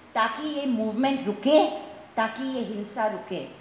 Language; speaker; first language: Hindi; non-native, local second language; Gujarati